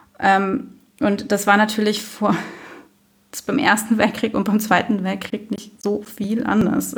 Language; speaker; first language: German; native; German